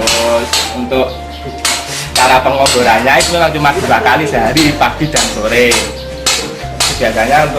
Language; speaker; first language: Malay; non-native, local second language; Javanese